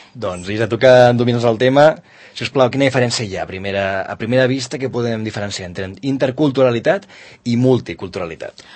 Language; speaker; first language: Catalan; native; Catalan